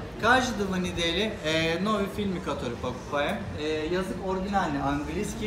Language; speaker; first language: Russian; non-native, learner; Turkish